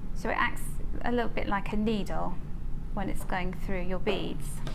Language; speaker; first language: English; native; English